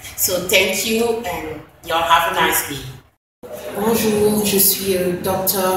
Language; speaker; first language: English; non-native, fluent; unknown